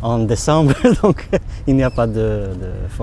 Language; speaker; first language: French; non-native, learner; Hungarian